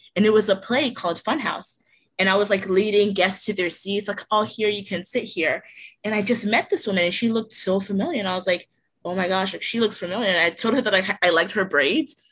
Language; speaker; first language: English; native; English